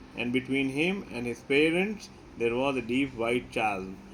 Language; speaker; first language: English; non-native, local second language; Hindi